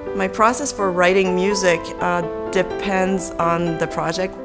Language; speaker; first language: English; native; English